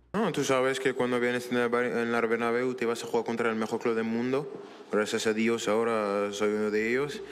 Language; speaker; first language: Spanish; non-native, learner; French